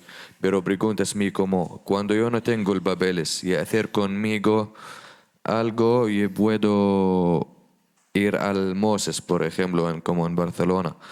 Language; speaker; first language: Spanish; non-native, learner; Arabic